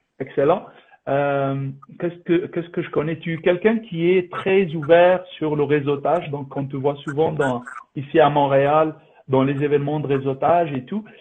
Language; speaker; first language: French; native; French